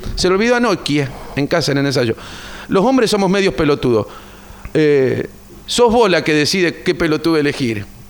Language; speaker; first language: Spanish; native; Spanish